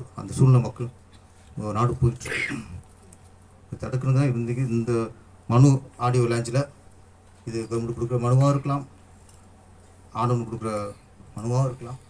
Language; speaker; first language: Tamil; native; Tamil